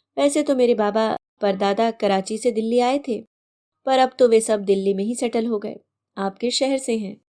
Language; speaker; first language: Hindi; native; Hindi